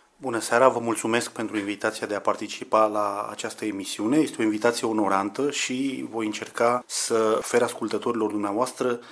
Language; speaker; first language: Romanian; native; Romanian